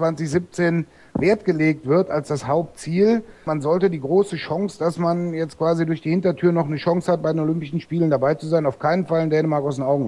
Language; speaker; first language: German; native; German